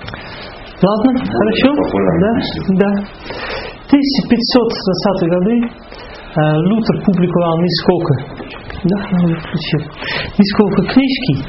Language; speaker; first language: Russian; non-native, fluent; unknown